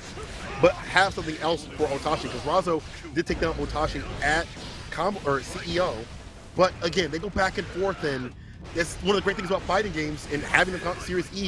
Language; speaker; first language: English; native; English